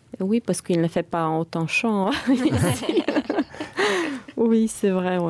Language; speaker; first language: French; non-native, fluent; Bulgarian